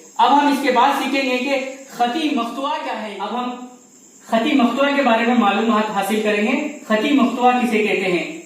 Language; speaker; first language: Urdu; native; Urdu